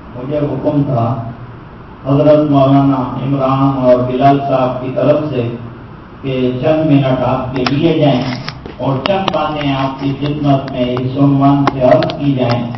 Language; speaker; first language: Urdu; non-native, local second language; Gujarati